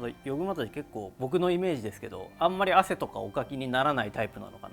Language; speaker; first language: Japanese; native; Japanese